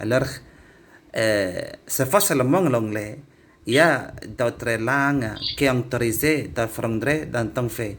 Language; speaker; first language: French; non-native, learner; Indonesian